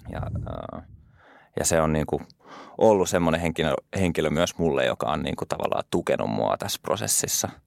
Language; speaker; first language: Finnish; early bilingual, other home language; French